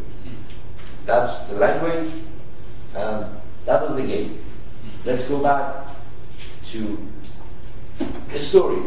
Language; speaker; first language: English; non-native, fluent; Persian